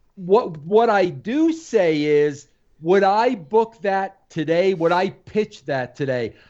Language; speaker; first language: English; native; English